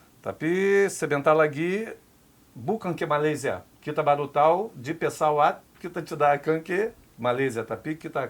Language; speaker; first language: Indonesian; non-native, fluent; Portuguese